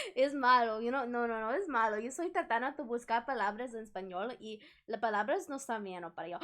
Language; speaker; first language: Spanish; non-native, learner; English